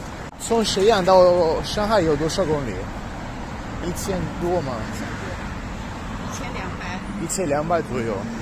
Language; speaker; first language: Chinese; non-native, fluent; Italian